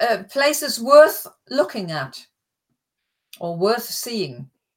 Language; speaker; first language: English; early bilingual, other home language; German